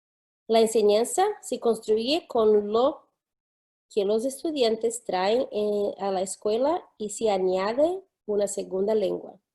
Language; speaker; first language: Spanish; non-native, fluent; English